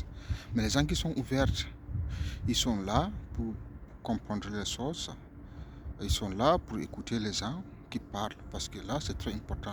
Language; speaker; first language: French; non-native, learner; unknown